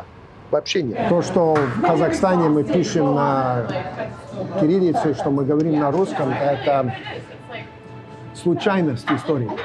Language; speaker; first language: Russian; non-native, fluent; English